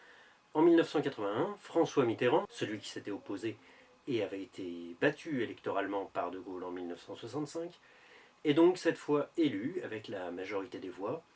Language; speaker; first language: French; native; French